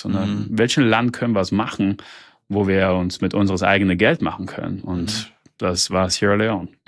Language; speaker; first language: German; early bilingual, heritage; German